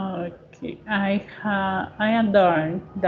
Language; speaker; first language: English; non-native, learner; Spanish